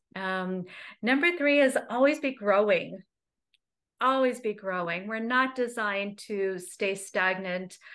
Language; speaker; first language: English; native; English